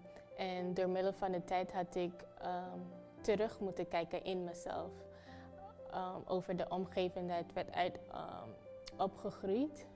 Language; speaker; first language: Dutch; non-native, fluent; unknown